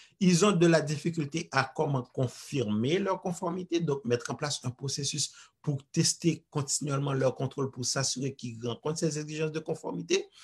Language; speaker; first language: French; native; French